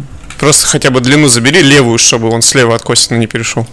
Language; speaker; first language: Russian; native; Russian